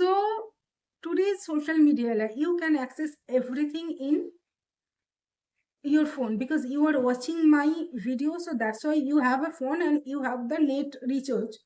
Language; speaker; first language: English; non-native, learner; Bangla